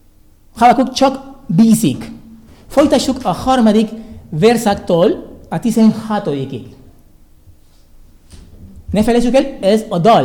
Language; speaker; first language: Hungarian; non-native, learner; Spanish